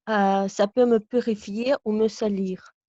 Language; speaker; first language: French; non-native, fluent; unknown